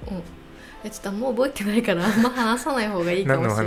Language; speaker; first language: Japanese; non-native, fluent; English